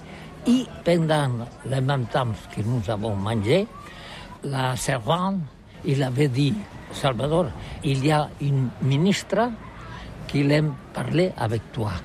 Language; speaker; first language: French; non-native, learner; Catalan